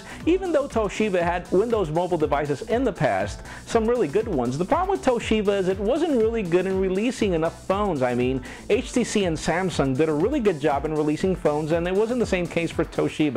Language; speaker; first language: English; non-native, local second language; Spanish